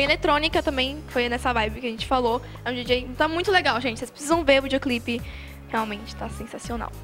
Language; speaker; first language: Portuguese; native; Portuguese